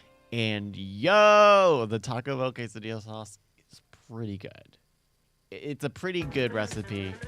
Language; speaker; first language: English; native; English